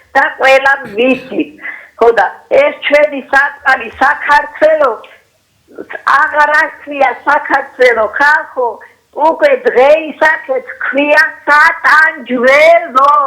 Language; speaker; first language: Georgian; native; Georgian